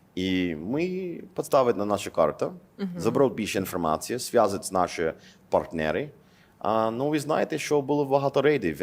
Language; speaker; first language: Ukrainian; non-native, fluent; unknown